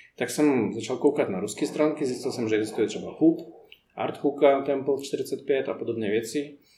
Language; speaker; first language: Czech; non-native, fluent; Russian